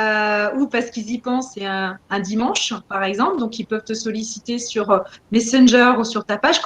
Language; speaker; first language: French; native; French